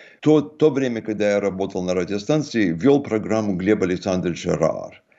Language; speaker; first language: Russian; early bilingual, heritage; Russian